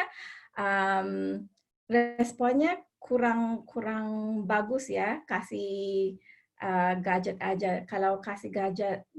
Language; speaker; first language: Indonesian; non-native, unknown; English